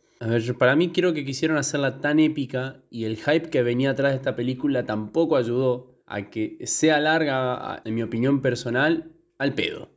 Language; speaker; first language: Spanish; native; Spanish